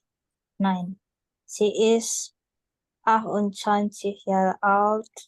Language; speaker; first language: German; non-native, learner; Indonesian